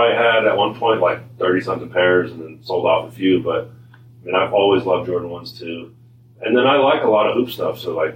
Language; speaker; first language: English; native; English